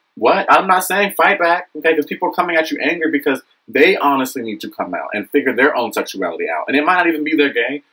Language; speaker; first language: English; native; English